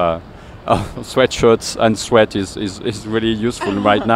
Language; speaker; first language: English; non-native, fluent; French